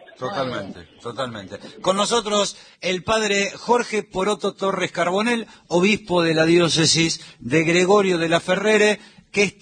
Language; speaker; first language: Spanish; native; Spanish